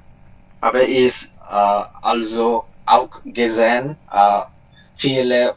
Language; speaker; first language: German; non-native, learner; Bangla